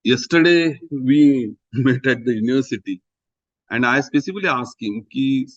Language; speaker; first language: English; non-native, local second language; Marathi